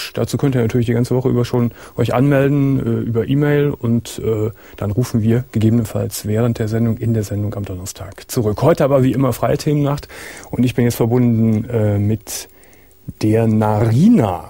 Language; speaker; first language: German; native; German